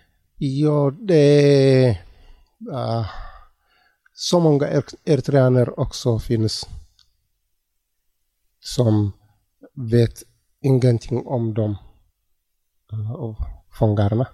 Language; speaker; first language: Swedish; non-native, learner; Tigrinya